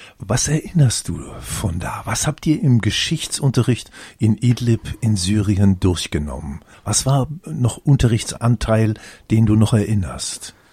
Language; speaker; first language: German; native; German